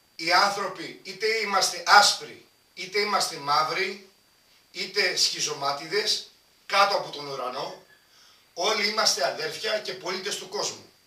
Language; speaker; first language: Greek; non-native, local second language; Romany